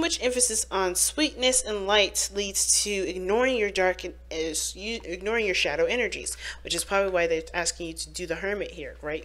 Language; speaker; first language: English; native; English